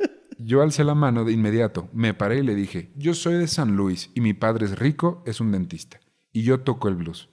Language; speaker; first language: Spanish; native; Spanish